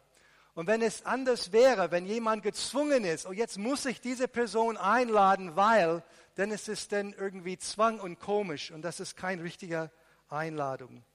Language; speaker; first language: German; non-native, fluent; Arabic